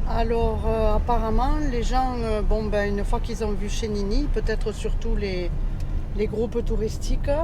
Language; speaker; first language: French; native; French